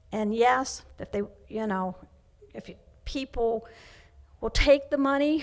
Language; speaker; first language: English; native; English